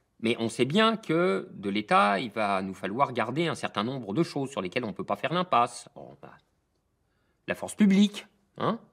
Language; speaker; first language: French; native; French